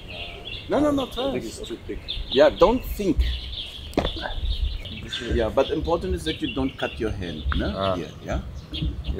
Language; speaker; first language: English; non-native, fluent; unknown